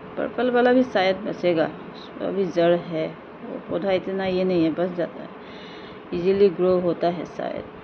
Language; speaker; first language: Hindi; non-native, local second language; Assamese